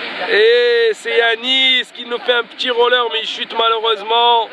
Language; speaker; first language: French; non-native, local second language; Arabic